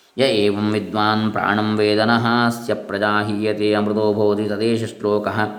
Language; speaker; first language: Hindi; non-native, local second language; Kannada